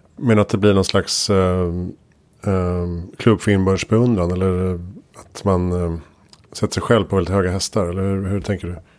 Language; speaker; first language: Swedish; native; Swedish